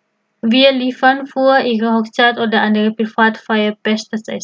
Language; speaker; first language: German; non-native, fluent; Indonesian